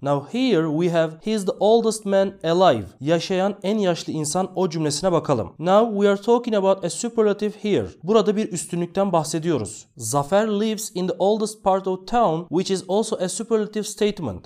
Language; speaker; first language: English; non-native, fluent; Turkish